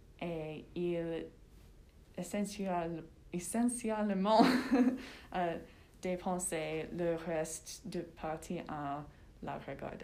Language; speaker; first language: French; non-native, learner; English